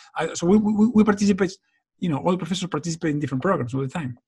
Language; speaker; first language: English; non-native, fluent; Spanish